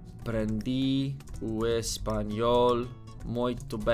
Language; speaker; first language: Portuguese; non-native, learner; English